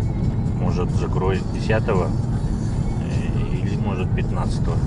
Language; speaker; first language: Russian; non-native, local second language; Yakut